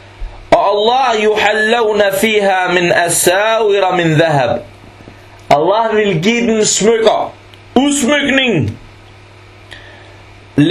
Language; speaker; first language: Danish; early bilingual, other home language; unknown